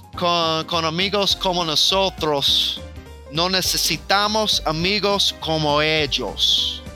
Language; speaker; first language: Spanish; non-native, fluent; English